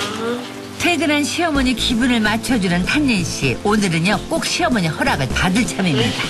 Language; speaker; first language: Korean; native; Korean